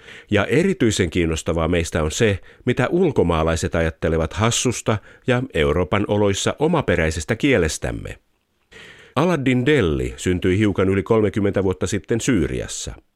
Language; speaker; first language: Finnish; native; Finnish